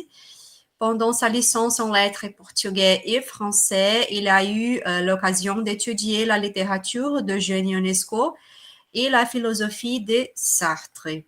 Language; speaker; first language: French; non-native, fluent; Portuguese